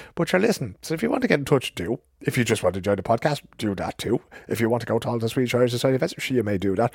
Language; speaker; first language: English; native; English